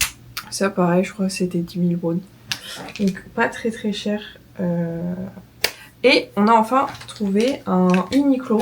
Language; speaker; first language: French; native; French